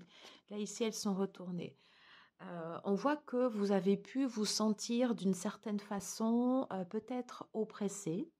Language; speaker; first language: French; native; French